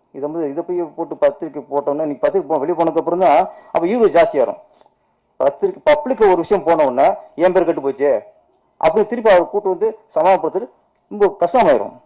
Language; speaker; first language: Tamil; native; Tamil